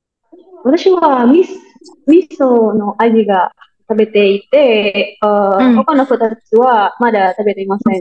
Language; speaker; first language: Japanese; non-native, learner; Indonesian